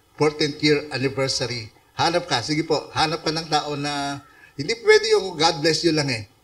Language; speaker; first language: Filipino; non-native, local second language; Iloko